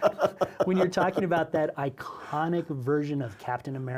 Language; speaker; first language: English; native; English